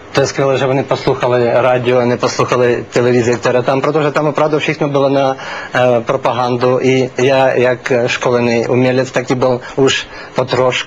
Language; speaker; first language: Czech; non-native, learner; Russian